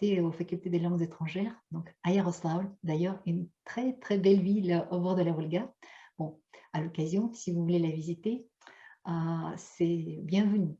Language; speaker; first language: French; non-native, fluent; Russian